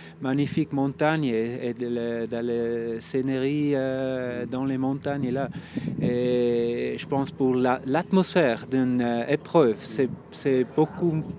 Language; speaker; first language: French; non-native, local second language; German